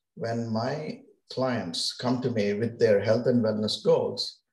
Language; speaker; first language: English; non-native, local second language; Kannada